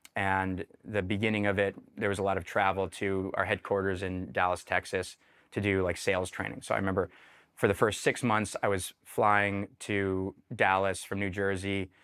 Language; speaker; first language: English; native; English